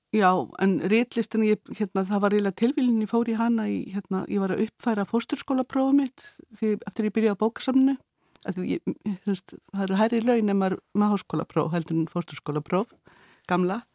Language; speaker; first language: Icelandic; native; Icelandic